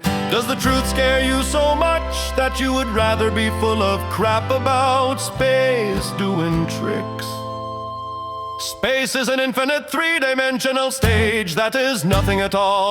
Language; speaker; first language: English; non-native, fluent; Finnish